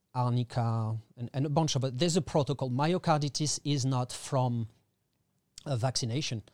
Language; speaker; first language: English; non-native, fluent; French